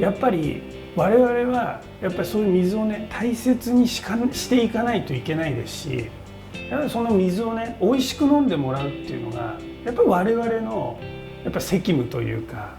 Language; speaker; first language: Japanese; native; Japanese